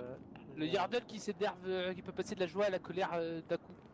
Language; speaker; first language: French; native; French